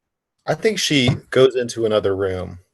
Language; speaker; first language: English; native; English